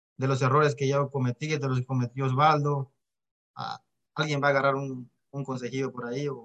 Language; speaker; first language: Spanish; native; Spanish